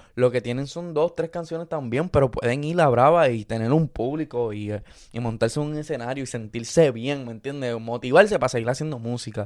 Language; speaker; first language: Spanish; early bilingual, other home language; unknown